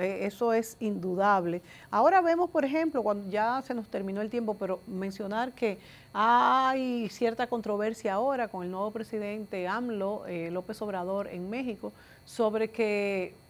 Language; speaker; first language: Spanish; native; Spanish